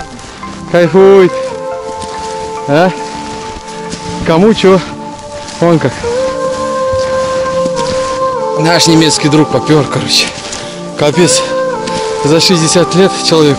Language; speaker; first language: Russian; native; Russian